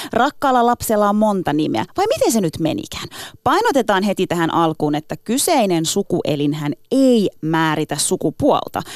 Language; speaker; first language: Finnish; early bilingual, other home language; Turkish